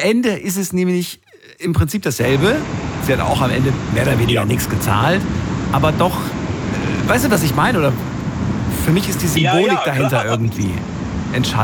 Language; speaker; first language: German; native; German